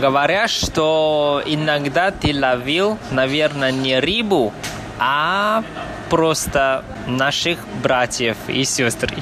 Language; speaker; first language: Russian; non-native, fluent; Chinese